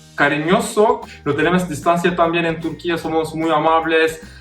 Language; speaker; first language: Spanish; non-native, fluent; Turkish